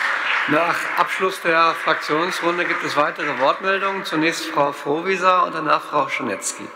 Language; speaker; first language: German; native; German